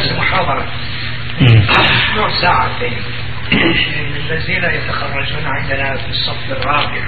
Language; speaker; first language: Arabic; non-native, fluent; Turkish